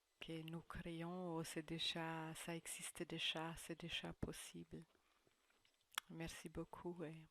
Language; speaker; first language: French; non-native, fluent; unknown